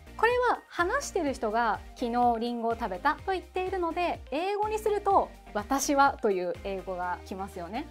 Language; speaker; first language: Japanese; native; Japanese